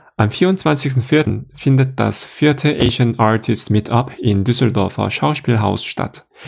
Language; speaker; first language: German; non-native, fluent; Korean